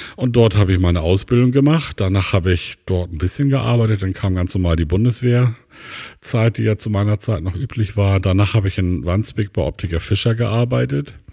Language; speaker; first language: German; native; German